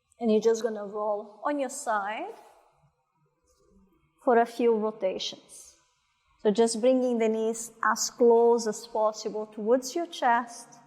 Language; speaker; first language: English; non-native, fluent; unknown